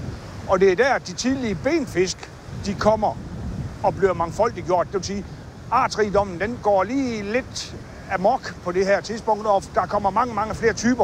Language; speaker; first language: Danish; native; Danish